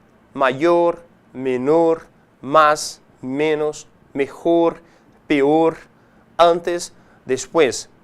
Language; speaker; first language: Spanish; non-native, fluent; Portuguese